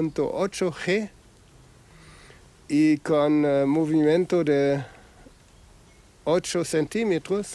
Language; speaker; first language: Spanish; non-native, fluent; German